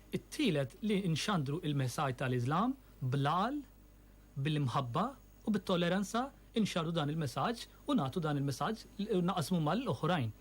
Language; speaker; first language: Maltese; non-native, fluent; Urdu